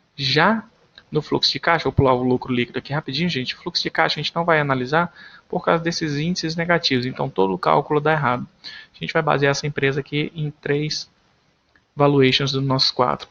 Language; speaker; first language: Portuguese; native; Portuguese